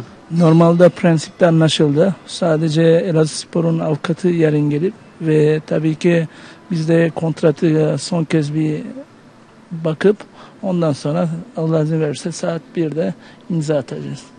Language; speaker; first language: Turkish; early bilingual, heritage; Turkish